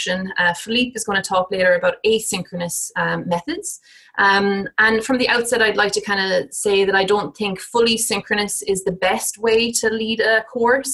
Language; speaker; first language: English; native; English